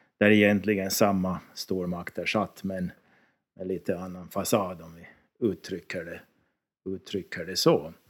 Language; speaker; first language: Swedish; native; Swedish